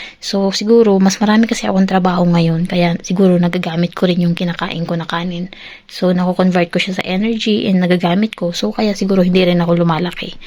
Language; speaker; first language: Filipino; native; Filipino